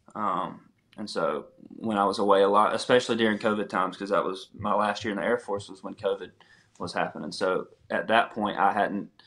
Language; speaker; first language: English; native; English